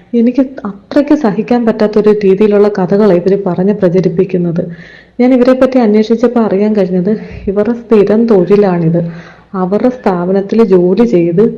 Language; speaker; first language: Malayalam; native; Malayalam